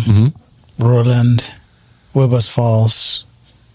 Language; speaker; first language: English; non-native, local second language; Igbo